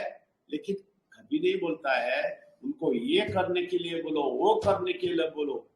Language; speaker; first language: Hindi; non-native, local second language; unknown